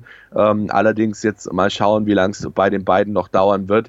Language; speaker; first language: German; native; German